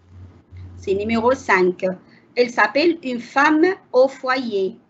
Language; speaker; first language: French; non-native, learner; Arabic